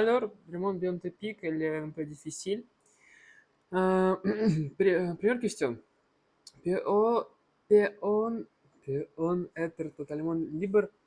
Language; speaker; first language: French; non-native, learner; Russian